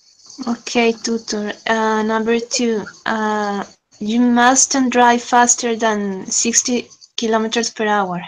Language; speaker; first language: English; non-native, learner; Spanish